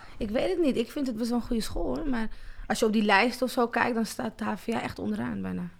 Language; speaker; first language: Dutch; early bilingual, other home language; Arabic